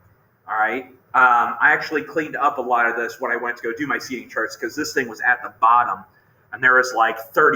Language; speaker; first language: English; native; English